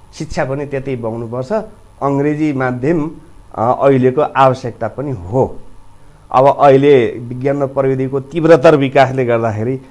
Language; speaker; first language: Nepali; native; Nepali